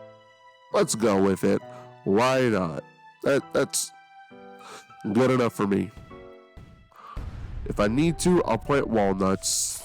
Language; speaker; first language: English; native; English